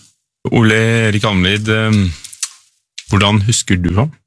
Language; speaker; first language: Norwegian; native; Norwegian